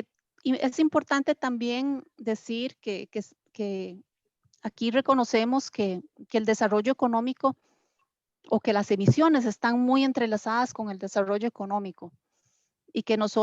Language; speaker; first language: Spanish; native; Spanish